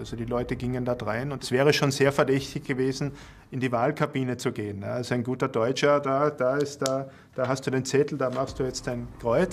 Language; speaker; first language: German; native; German